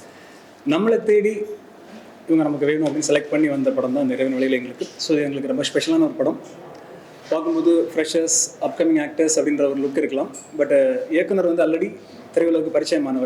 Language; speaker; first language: Tamil; native; Tamil